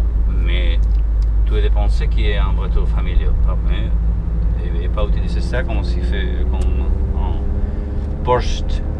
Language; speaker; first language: French; non-native, learner; Spanish